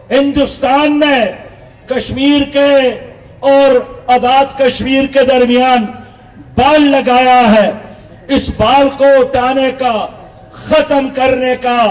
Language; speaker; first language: Urdu; non-native, local second language; Pashto